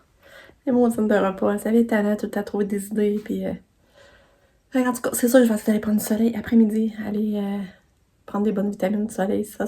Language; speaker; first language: French; native; French